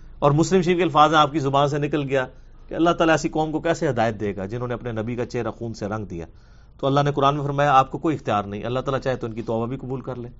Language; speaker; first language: Urdu; non-native, local second language; Punjabi